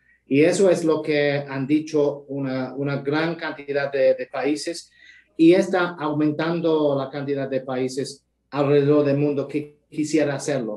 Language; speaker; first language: Spanish; non-native, fluent; English